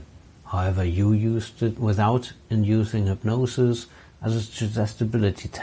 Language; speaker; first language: English; non-native, fluent; German